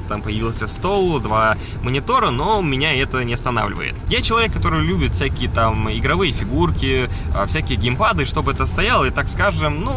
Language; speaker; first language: Russian; native; Russian